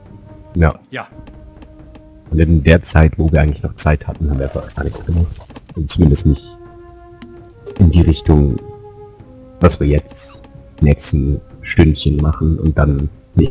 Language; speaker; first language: German; native; German